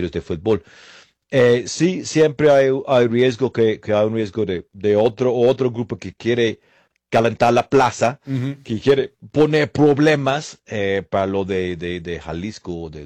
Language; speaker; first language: Spanish; non-native, fluent; English